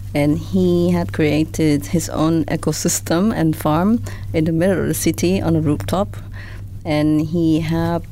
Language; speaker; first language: English; non-native, fluent; Vietnamese